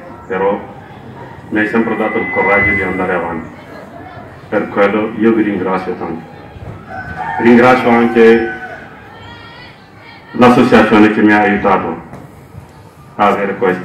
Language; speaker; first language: Italian; non-native, learner; Wolof